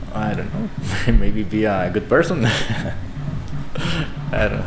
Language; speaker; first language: English; non-native, learner; Spanish